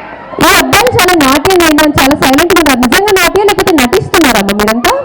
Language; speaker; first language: Telugu; native; Telugu